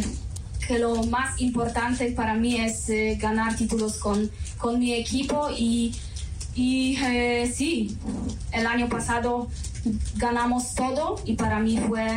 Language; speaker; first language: Spanish; non-native, learner; Polish